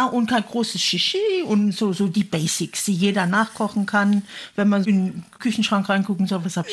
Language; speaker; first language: German; native; German